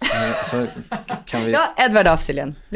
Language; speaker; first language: Swedish; early bilingual, heritage; Swedish